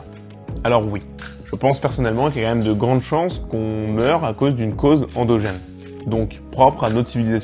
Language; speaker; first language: French; native; French